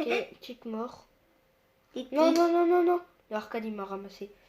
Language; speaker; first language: French; native; French